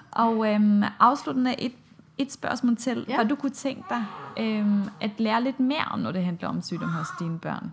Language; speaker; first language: Danish; non-native, fluent; German